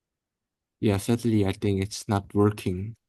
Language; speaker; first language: English; non-native, learner; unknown